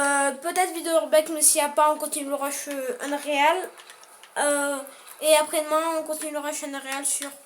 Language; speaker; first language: French; native; French